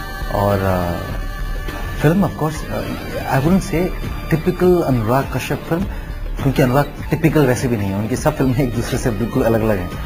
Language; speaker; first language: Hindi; native; Hindi